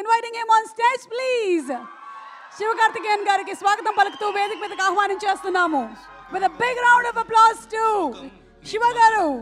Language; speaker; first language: Telugu; native; Telugu